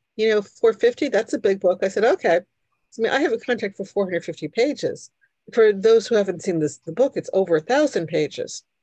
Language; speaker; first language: English; early bilingual, other home language; Hungarian